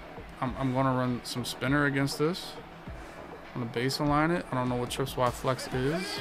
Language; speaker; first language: English; native; English